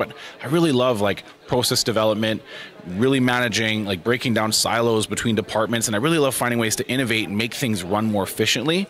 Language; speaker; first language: English; native; English